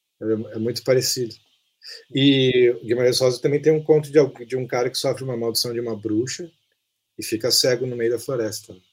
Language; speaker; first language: Portuguese; native; Portuguese